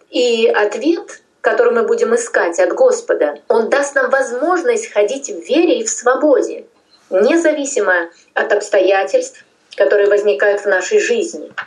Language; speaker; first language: Russian; non-native, local second language; Tajik